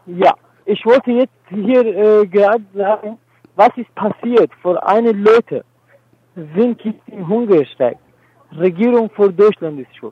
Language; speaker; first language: German; non-native, learner; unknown